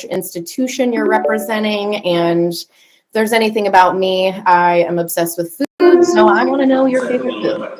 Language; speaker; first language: English; native; English